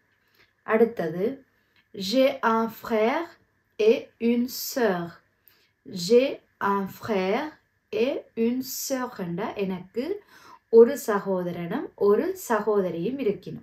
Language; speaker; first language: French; non-native, fluent; Tamil